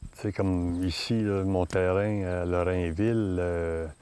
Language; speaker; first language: French; native; French